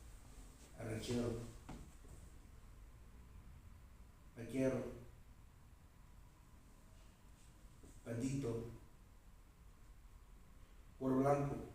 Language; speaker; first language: Spanish; non-native, learner; English